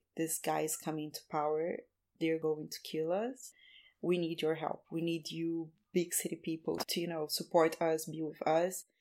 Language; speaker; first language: English; non-native, fluent; Portuguese